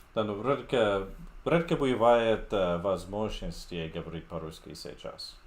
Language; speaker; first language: Russian; non-native, fluent; English